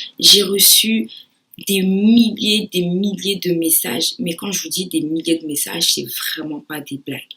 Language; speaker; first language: French; early bilingual, other home language; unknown